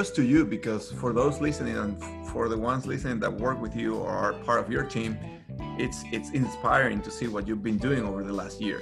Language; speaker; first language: English; non-native, fluent; Spanish